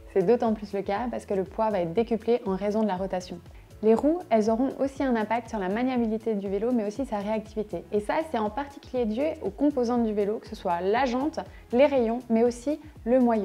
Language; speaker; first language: French; native; French